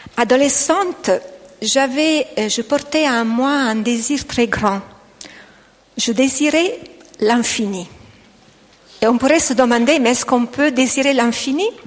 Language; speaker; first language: French; non-native, fluent; Italian